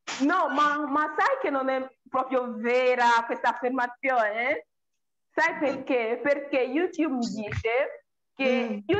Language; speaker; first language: Italian; non-native, fluent; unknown